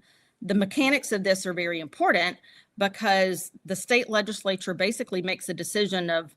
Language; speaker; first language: English; native; English